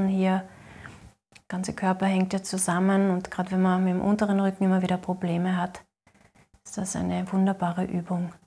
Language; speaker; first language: German; native; German